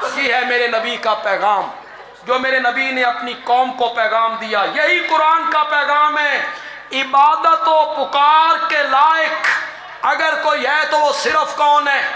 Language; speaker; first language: Urdu; non-native, local second language; Punjabi